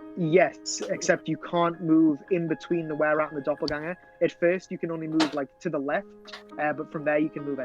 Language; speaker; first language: English; native; English